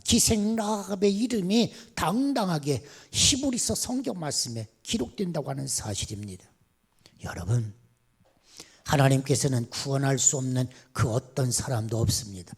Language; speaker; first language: Korean; native; Korean